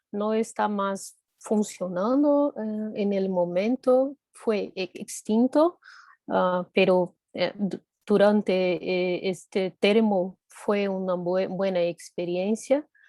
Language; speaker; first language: Spanish; non-native, fluent; Portuguese